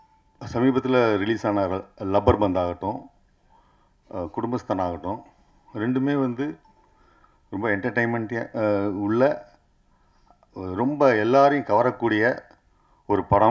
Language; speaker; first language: Tamil; native; Tamil